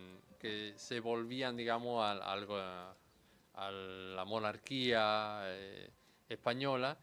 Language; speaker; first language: Spanish; native; Spanish